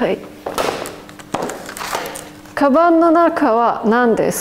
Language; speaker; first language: Japanese; non-native, fluent; Serbian